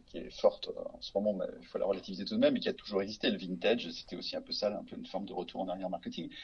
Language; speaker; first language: French; native; French